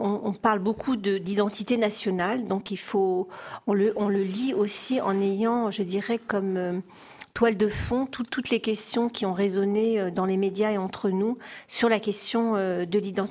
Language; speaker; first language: French; native; French